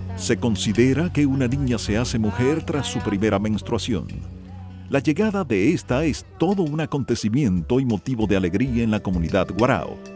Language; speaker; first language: Spanish; native; Spanish